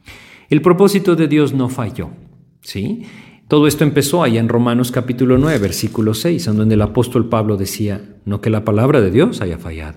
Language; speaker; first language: Spanish; native; Spanish